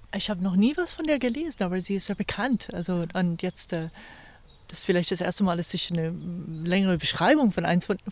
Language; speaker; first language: German; non-native, fluent; English